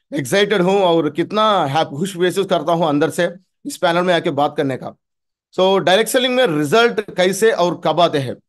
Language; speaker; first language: Hindi; non-native, local second language; Telugu